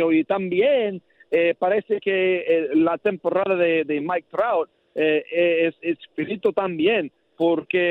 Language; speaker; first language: Spanish; non-native, learner; English